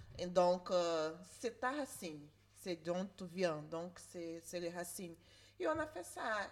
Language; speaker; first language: French; non-native, learner; Portuguese